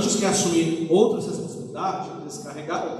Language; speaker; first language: Portuguese; native; Portuguese